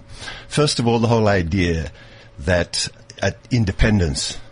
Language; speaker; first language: English; native; English